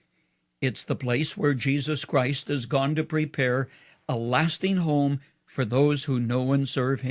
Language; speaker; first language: English; native; English